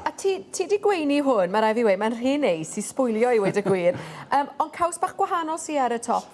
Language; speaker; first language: Welsh; native; Welsh